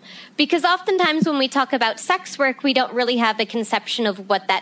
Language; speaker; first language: English; native; English